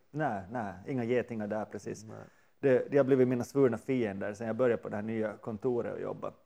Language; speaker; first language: Swedish; native; Swedish